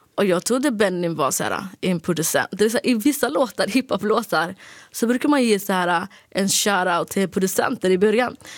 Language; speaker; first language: Swedish; early bilingual, other home language; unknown